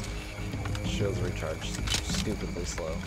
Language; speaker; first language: English; native; English